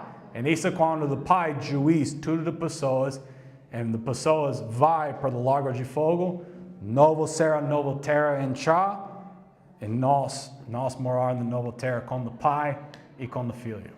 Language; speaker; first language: Portuguese; non-native, learner; English